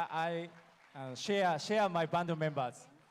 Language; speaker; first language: English; non-native, learner; Japanese